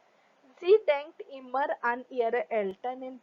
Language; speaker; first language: German; non-native, fluent; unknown